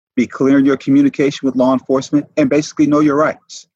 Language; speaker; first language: English; native; English